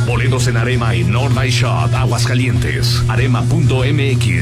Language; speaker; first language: Spanish; native; Spanish